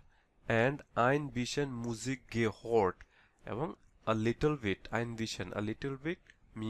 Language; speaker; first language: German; non-native, fluent; Bangla